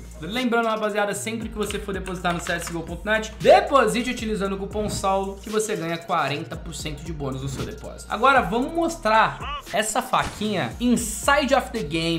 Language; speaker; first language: Portuguese; native; Portuguese